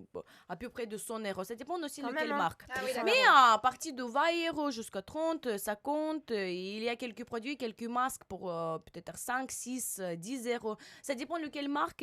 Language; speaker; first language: French; non-native, learner; Russian